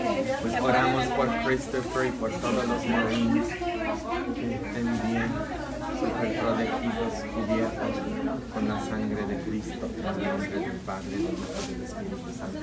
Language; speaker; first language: Spanish; non-native, fluent; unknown